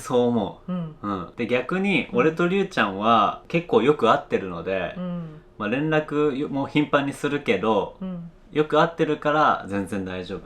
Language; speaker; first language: Japanese; native; Japanese